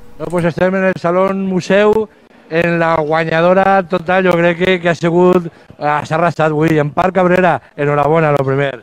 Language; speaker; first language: Spanish; native; Spanish